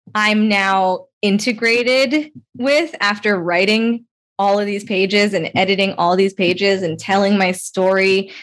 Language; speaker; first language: English; native; English